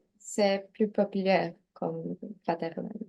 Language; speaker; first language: French; non-native, learner; Polish